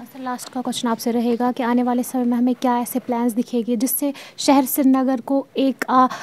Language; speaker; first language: Hindi; non-native, local second language; Kashmiri